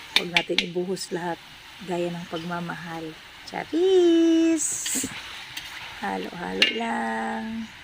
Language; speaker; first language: Filipino; non-native, local second language; Cebuano